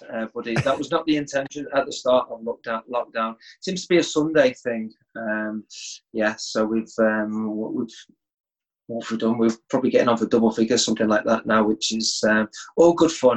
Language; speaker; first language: English; native; English